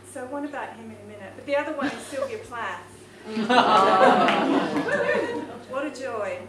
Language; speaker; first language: English; native; English